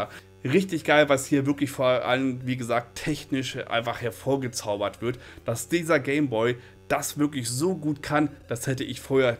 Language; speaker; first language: German; native; German